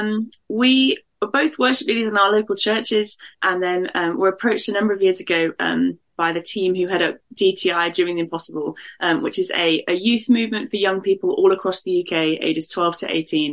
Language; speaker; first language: English; native; English